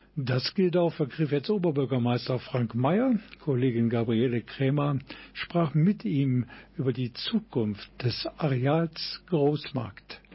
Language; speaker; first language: German; native; German